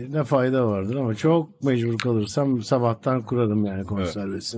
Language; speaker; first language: Turkish; native; Turkish